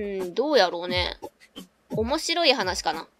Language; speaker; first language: Japanese; native; Japanese